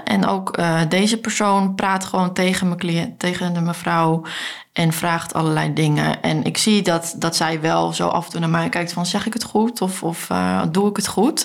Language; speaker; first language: Dutch; native; Dutch